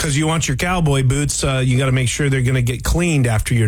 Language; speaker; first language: English; native; English